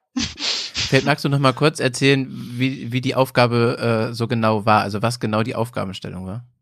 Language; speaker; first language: German; native; German